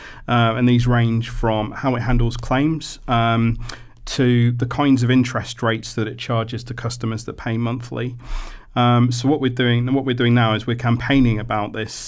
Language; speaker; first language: English; native; English